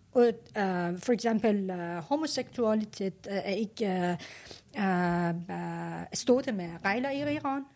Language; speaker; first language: Danish; non-native, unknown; Persian